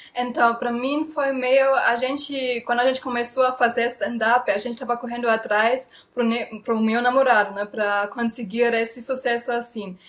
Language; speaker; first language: Portuguese; non-native, fluent; German